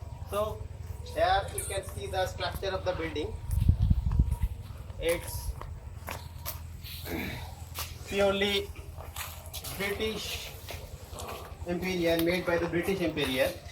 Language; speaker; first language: English; non-native, local second language; Bangla